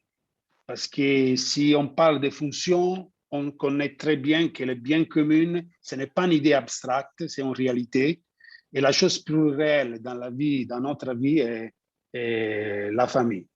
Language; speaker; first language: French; non-native, fluent; Italian